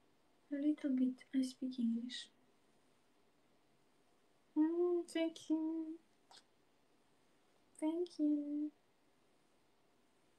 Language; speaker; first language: English; non-native, learner; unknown